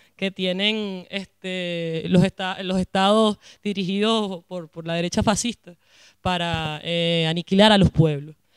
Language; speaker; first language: Spanish; native; Spanish